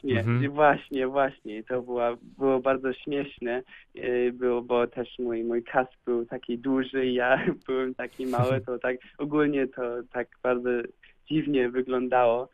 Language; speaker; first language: Polish; early bilingual, heritage; Polish